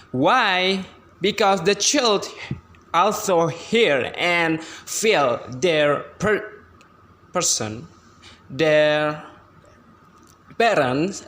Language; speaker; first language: English; non-native, learner; Indonesian